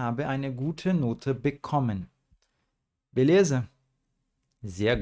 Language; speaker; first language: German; non-native, fluent; Portuguese